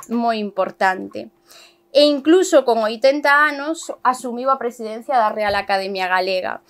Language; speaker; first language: Galician; native; Galician